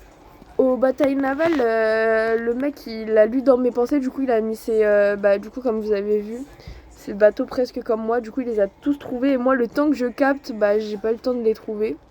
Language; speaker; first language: French; native; French